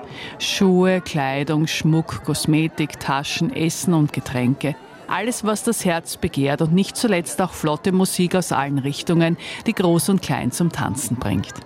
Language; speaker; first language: German; native; German